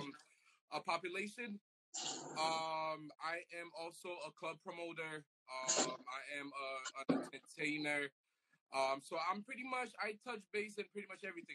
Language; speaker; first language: English; non-native, fluent; Haitian Creole